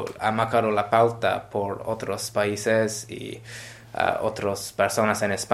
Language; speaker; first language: Spanish; non-native, learner; English